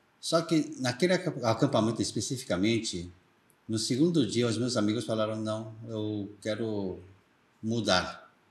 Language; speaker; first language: Portuguese; early bilingual, other home language; Korean